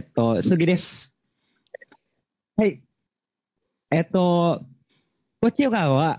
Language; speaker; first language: Japanese; non-native, learner; Indonesian